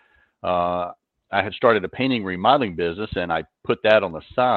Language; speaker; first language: English; native; English